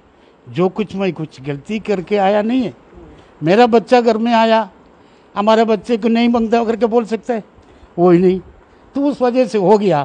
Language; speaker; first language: Hindi; non-native, local second language; Malayalam